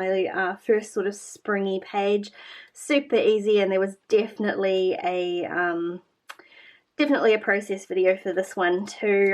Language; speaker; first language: English; native; English